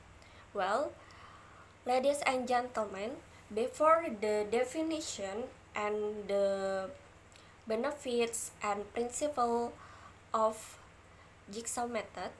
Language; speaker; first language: English; non-native, learner; Indonesian